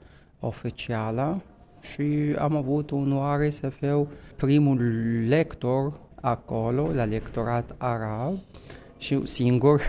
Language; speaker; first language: Romanian; non-native, fluent; Arabic